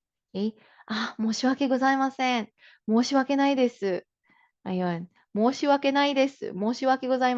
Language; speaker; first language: Japanese; non-native, fluent; Filipino